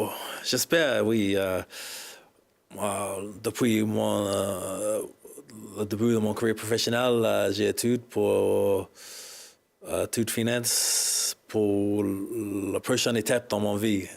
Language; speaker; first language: French; non-native, learner; English